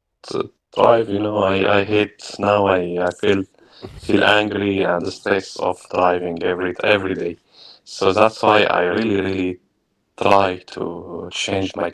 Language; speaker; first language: English; non-native, learner; Arabic